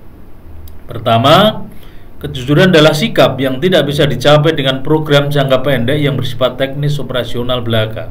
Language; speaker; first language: Indonesian; native; Indonesian